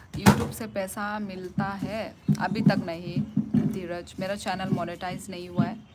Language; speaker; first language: Hindi; non-native, local second language; Kok Borok